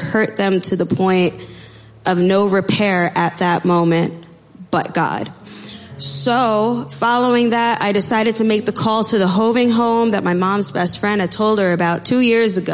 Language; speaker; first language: English; native; English